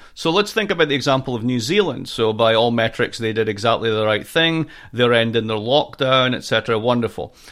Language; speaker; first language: English; native; English